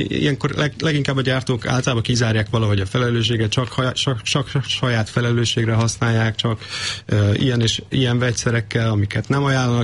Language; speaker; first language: Hungarian; native; Hungarian